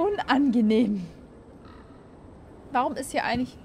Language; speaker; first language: German; native; German